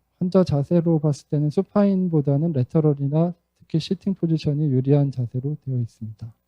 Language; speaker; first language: Korean; native; Korean